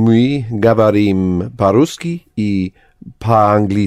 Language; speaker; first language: Russian; non-native, learner; English